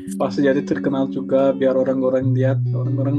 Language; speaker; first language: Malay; non-native, fluent; Turkish